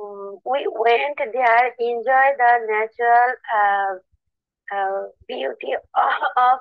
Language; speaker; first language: English; non-native, learner; Bangla